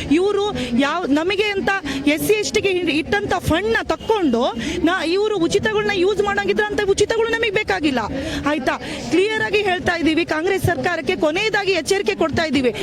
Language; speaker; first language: Kannada; non-native, local second language; Lambadi